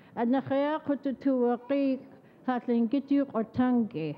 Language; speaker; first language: English; native; English